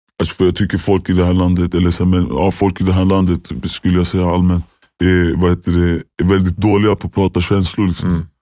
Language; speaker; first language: Swedish; native; Swedish